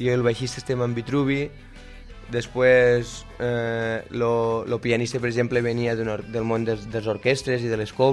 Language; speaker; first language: Catalan; native; Catalan